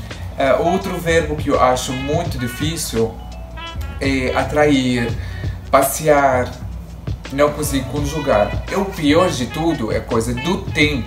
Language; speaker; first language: Portuguese; non-native, fluent; Arabic